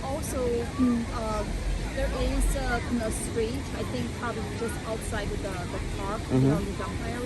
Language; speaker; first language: English; non-native, learner; Chinese